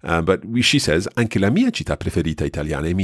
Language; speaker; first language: Italian; non-native, fluent; English